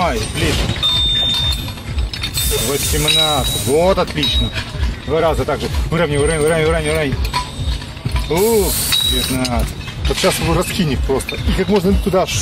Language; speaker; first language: Russian; native; Russian